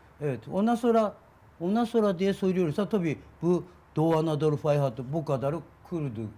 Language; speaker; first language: Turkish; non-native, learner; Japanese